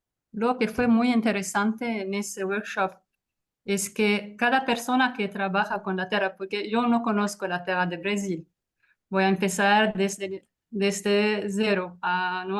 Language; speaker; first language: Spanish; non-native, fluent; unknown